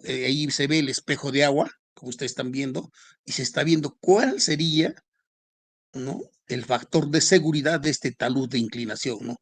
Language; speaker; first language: Spanish; native; Spanish